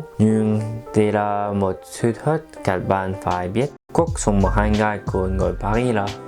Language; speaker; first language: Vietnamese; non-native, learner; French